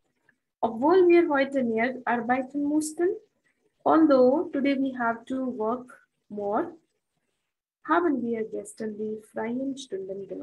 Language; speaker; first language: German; non-native, fluent; Hindi